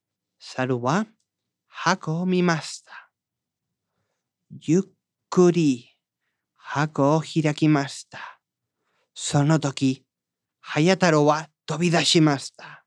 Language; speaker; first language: Japanese; non-native, learner; Spanish